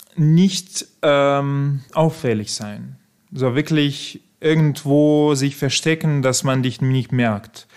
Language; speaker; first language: German; non-native, fluent; Russian